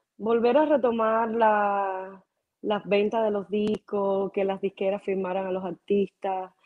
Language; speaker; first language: Spanish; native; Spanish